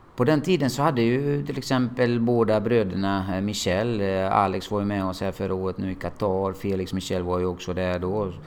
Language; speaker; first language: Swedish; non-native, fluent; Bosnian